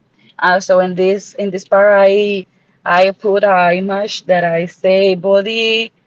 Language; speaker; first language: English; non-native, learner; Spanish